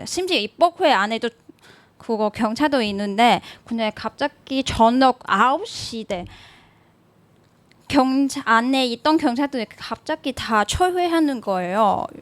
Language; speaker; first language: Korean; non-native, learner; Cantonese